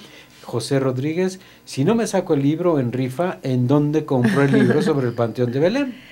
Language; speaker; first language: Spanish; native; Spanish